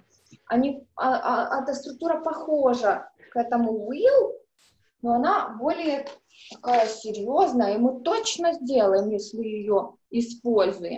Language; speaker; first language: Russian; native; Russian